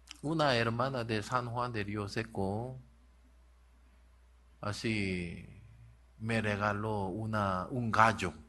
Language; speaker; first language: Spanish; non-native, learner; Korean